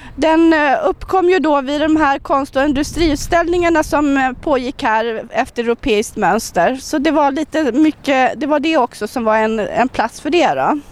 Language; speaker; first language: Swedish; native; Swedish